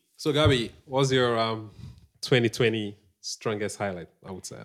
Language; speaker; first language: English; non-native, local second language; Igbo